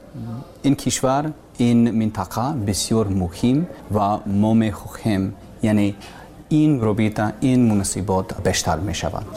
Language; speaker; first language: Persian; non-native, learner; English